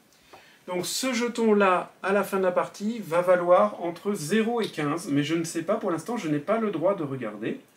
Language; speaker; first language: French; native; French